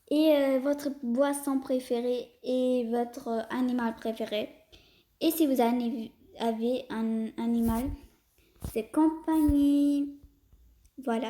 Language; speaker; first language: French; early bilingual, other home language; Portuguese